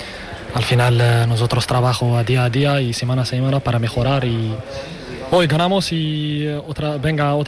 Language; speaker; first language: Spanish; non-native, learner; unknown